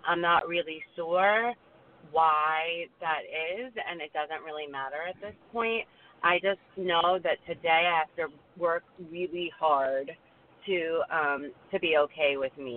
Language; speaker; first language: English; native; English